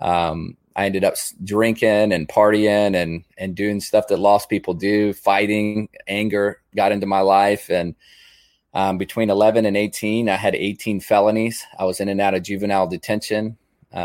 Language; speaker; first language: English; native; English